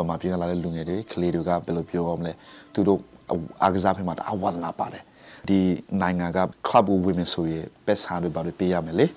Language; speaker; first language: Burmese; non-native, local second language; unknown